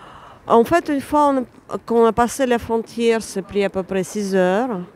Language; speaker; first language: French; non-native, fluent; Ukrainian